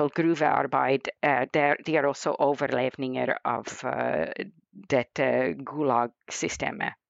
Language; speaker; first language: Norwegian; non-native, fluent; English